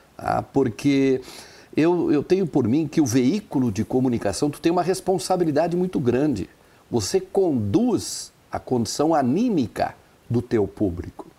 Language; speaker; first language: Portuguese; non-native, local second language; German